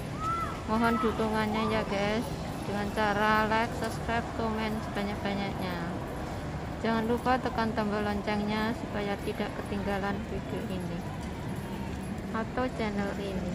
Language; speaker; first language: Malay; non-native, local second language; Javanese